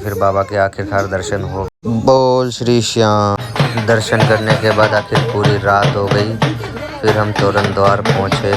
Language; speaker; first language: Hindi; native; Hindi